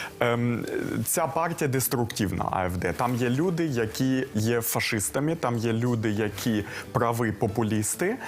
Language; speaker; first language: Ukrainian; early bilingual, heritage; Ukrainian